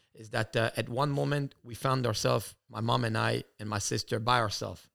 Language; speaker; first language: English; early bilingual, other home language; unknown